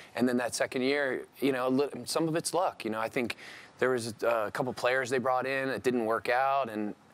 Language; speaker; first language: English; native; English